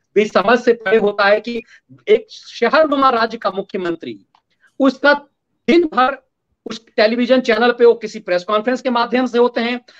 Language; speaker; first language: Hindi; native; Hindi